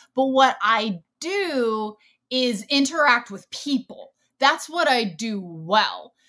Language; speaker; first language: English; native; English